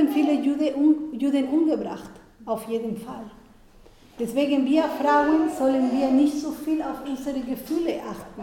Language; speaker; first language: German; non-native, fluent; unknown